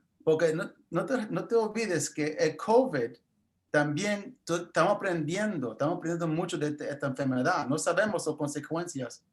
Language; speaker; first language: Spanish; early bilingual, heritage; English